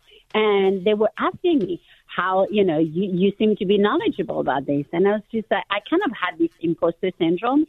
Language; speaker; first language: English; non-native, fluent; French